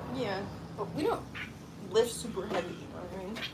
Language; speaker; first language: English; native; English